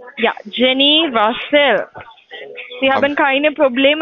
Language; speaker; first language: German; non-native, learner; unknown